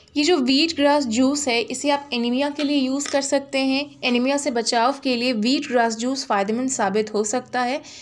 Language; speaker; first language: Hindi; native; Hindi